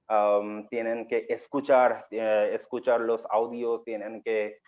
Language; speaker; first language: Spanish; non-native, learner; Bangla